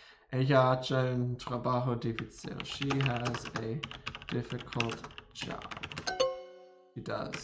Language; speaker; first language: English; native; English